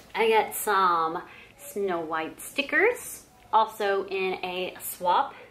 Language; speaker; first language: English; native; English